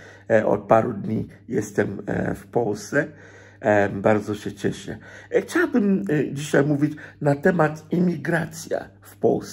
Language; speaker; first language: Polish; non-native, fluent; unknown